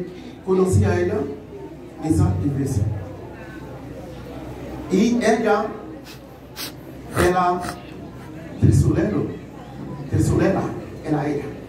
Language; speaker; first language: Spanish; non-native, learner; Haitian Creole